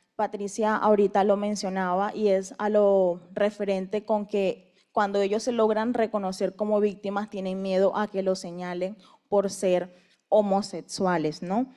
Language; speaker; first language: Spanish; native; Spanish